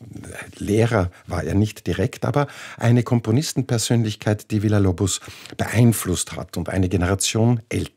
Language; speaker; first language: German; native; German